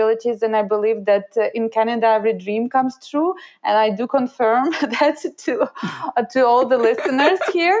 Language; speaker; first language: English; non-native, fluent; Ukrainian